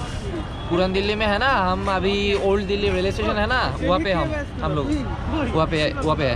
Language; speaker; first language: Hindi; non-native, learner; Bangla